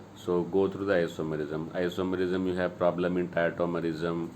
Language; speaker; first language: English; non-native, local second language; Telugu